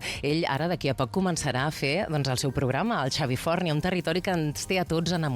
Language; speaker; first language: Catalan; native; Catalan